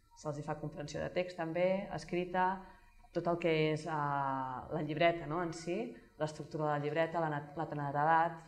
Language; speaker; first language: Catalan; native; Catalan